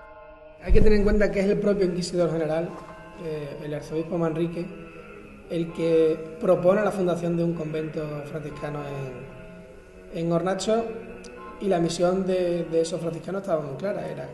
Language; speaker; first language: Spanish; native; Spanish